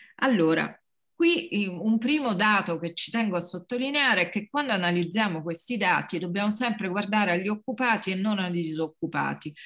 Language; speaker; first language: Italian; native; Italian